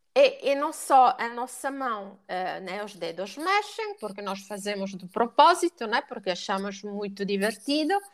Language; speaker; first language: Portuguese; non-native, fluent; Italian